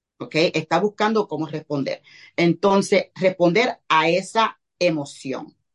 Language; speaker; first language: Spanish; early bilingual, heritage; Spanish